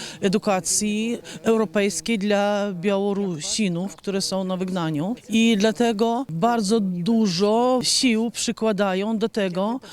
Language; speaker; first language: Polish; non-native, fluent; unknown